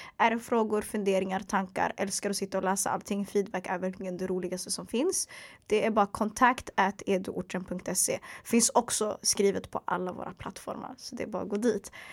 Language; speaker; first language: Swedish; early bilingual, other home language; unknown